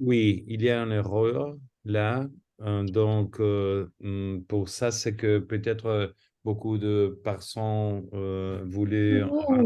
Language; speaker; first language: French; non-native, fluent; Spanish